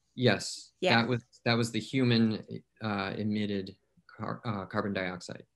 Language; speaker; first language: English; native; English